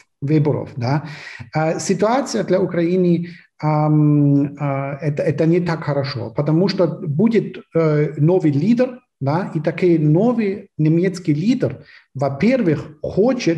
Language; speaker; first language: Russian; non-native, fluent; German